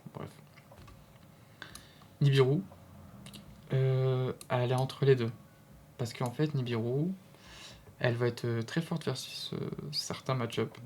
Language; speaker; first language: French; native; French